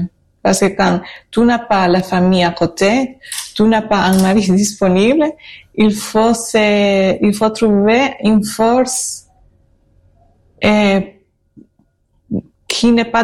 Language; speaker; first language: French; non-native, fluent; Spanish